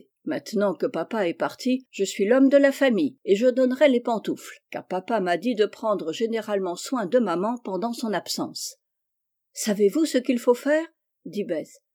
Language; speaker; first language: French; native; French